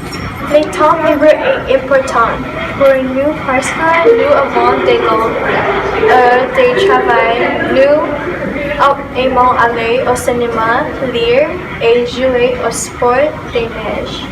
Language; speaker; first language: French; non-native, learner; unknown